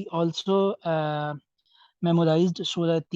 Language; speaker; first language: English; non-native, learner; Urdu